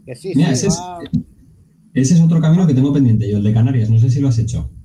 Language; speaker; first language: Spanish; native; Spanish